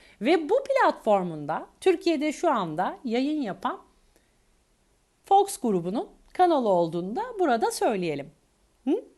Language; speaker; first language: Turkish; native; Turkish